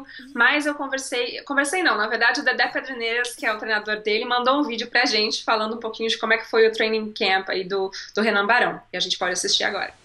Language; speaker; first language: Portuguese; native; Portuguese